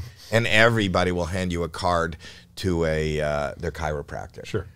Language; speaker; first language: English; native; English